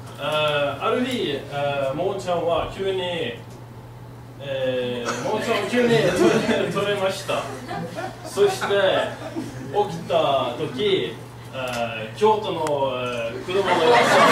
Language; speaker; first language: Japanese; non-native, learner; Swedish